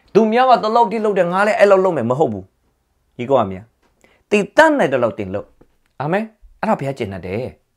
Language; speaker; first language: Burmese; native; Burmese